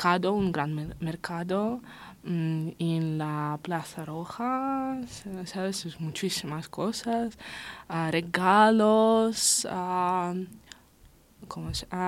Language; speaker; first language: Spanish; non-native, learner; Russian